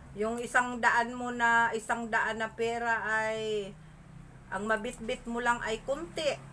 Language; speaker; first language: Filipino; non-native, local second language; Masbatenyo